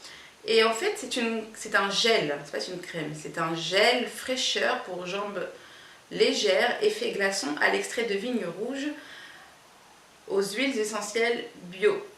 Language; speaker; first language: French; native; French